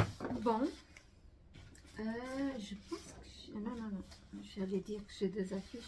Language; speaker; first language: French; non-native, fluent; Portuguese